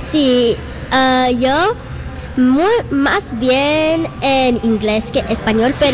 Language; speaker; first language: Spanish; non-native, learner; English